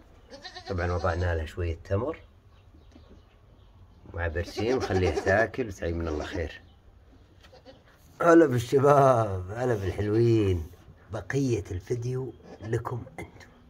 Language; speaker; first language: Arabic; native; Arabic